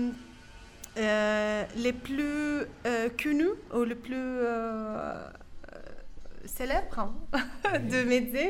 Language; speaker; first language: French; non-native, fluent; Arabic